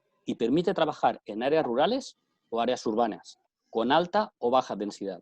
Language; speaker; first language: Spanish; native; Spanish